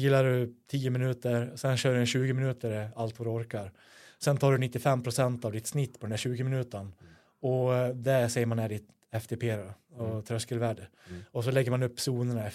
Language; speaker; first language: Swedish; native; Swedish